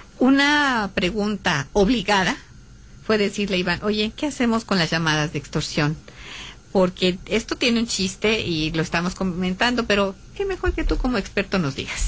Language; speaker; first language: Spanish; native; Spanish